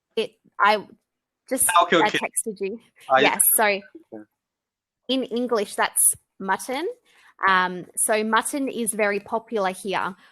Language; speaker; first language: English; native; English